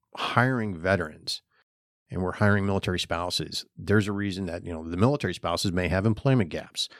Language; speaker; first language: English; native; English